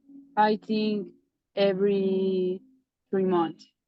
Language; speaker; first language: English; non-native, learner; Spanish